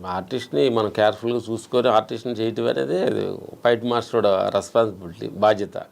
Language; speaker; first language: Telugu; native; Telugu